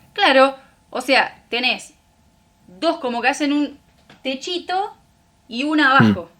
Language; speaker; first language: Spanish; native; Spanish